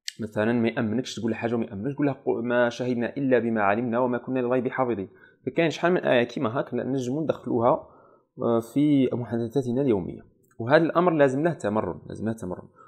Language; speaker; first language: Arabic; native; Arabic